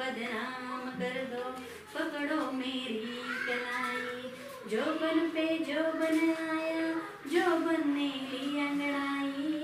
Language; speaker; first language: Hindi; non-native, local second language; Marathi